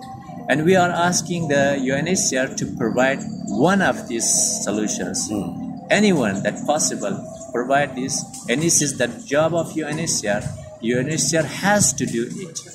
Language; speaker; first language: English; non-native, fluent; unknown